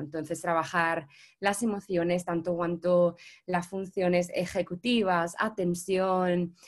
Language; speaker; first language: Spanish; non-native, fluent; Italian